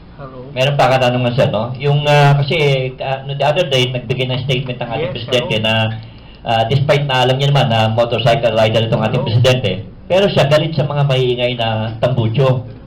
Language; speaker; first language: Filipino; native; Filipino